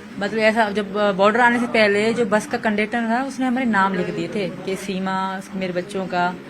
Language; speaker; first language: Urdu; non-native, local second language; Sindhi